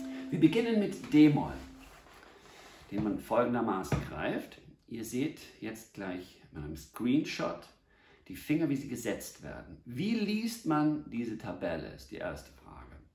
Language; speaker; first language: German; native; German